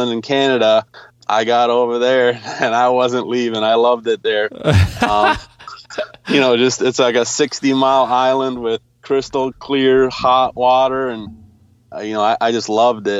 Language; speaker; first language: English; early bilingual, other home language; Polish